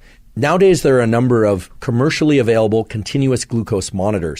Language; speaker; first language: English; native; English